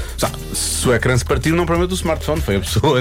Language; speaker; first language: Portuguese; native; Portuguese